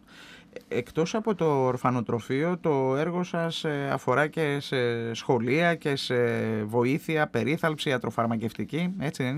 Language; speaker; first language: Greek; native; Greek